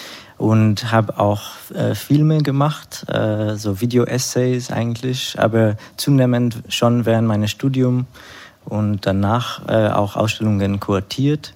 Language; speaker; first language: German; non-native, fluent; Hebrew